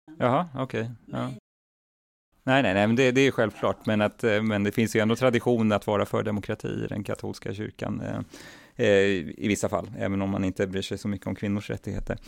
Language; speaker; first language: Swedish; native; Swedish